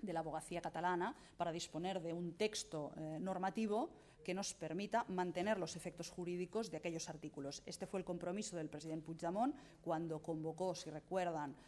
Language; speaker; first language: Spanish; non-native, local second language; Catalan